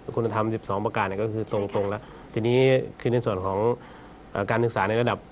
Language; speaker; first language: Thai; native; Thai